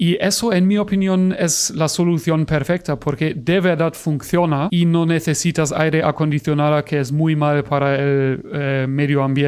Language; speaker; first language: Spanish; non-native, fluent; German